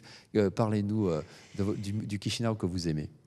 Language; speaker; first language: French; native; French